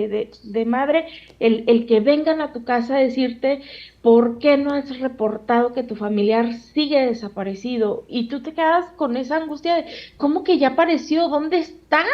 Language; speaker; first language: Spanish; native; Spanish